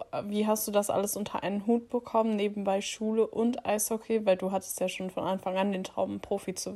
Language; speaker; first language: German; native; German